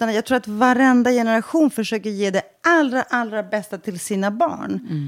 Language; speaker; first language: Swedish; early bilingual, other home language; Greek